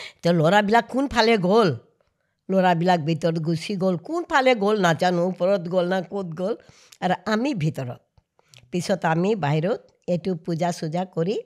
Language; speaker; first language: Assamese; non-native, local second language; Hindi